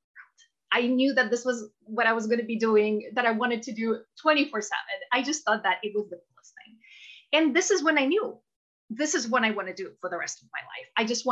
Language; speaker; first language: English; non-native, fluent; Russian